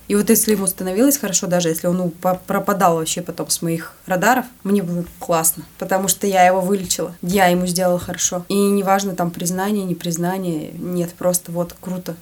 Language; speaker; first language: Russian; native; Russian